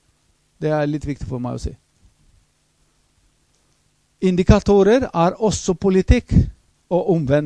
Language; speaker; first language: Norwegian; non-native, fluent; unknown